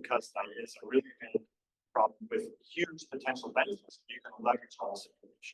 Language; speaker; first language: English; native; English